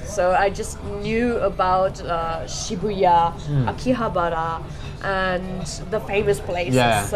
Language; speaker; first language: English; non-native, fluent; German